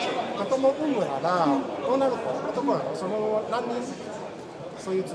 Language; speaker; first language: Japanese; non-native, fluent; Cantonese